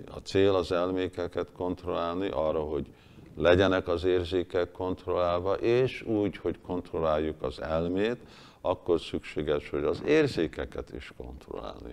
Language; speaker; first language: Hungarian; early bilingual, heritage; Hungarian